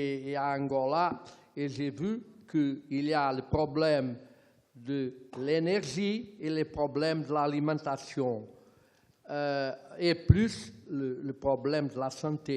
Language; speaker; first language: French; non-native, fluent; Portuguese